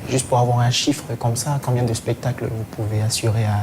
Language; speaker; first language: French; native; French